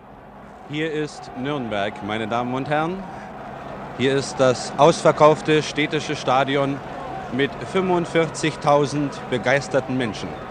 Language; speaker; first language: German; native; German